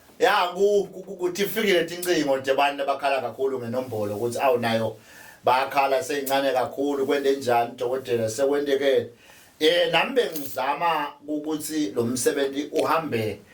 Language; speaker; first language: Zulu; non-native, local second language; Swati